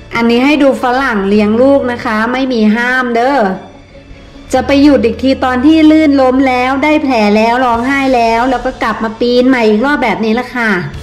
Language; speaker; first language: Thai; native; Thai